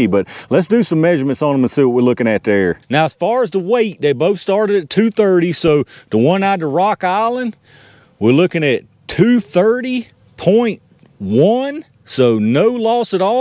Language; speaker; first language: English; native; English